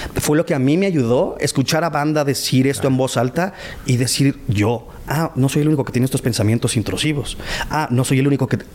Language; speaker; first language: Spanish; native; Spanish